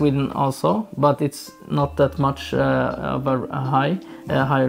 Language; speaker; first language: English; non-native, fluent; Swedish